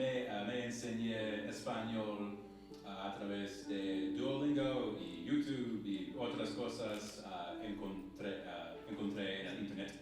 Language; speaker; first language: Spanish; non-native, learner; English